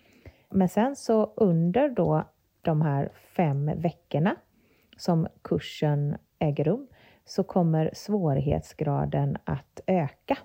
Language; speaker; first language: Swedish; native; Swedish